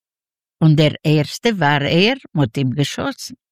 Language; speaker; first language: German; non-native, learner; Yiddish